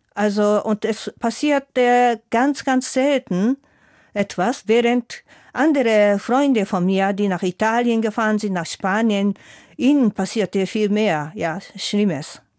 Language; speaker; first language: German; non-native, fluent; Japanese